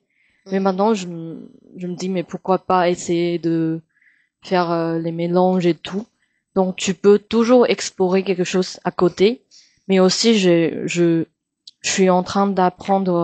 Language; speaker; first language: French; non-native, fluent; Chinese